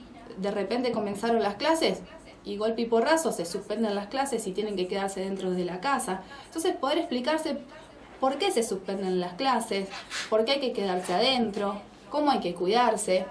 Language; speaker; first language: Spanish; native; Spanish